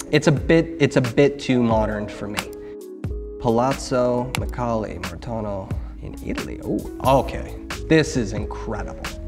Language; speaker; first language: English; native; English